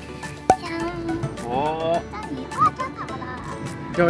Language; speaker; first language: Chinese; non-native, learner; Japanese